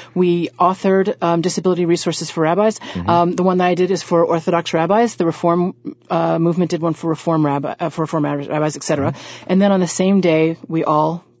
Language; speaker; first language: English; native; English